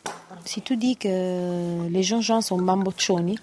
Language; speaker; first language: French; non-native, fluent; Italian